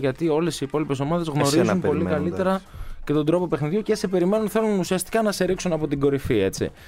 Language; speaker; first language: Greek; native; Greek